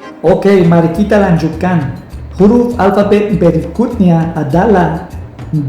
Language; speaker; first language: Indonesian; non-native, learner; Spanish